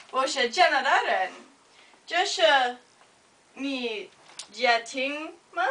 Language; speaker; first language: Chinese; non-native, learner; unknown